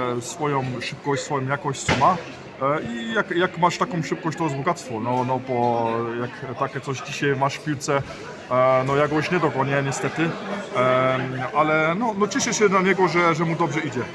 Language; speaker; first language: Polish; early bilingual, heritage; Polish